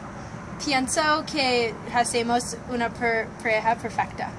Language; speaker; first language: Spanish; non-native, learner; English